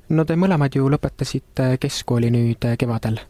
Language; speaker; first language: Estonian; native; Estonian